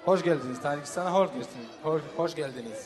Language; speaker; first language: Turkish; non-native, fluent; Tajik